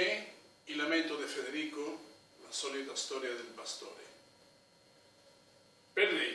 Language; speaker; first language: Italian; non-native, fluent; Spanish